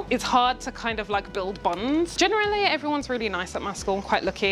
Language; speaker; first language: English; native; English